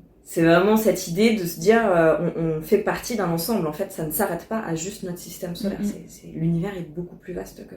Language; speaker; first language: French; native; French